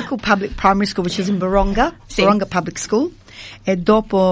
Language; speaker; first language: Italian; non-native, fluent; English